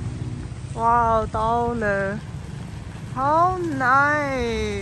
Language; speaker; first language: Chinese; non-native, fluent; Armenian